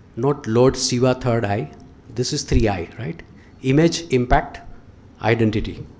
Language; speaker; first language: English; non-native, local second language; Gujarati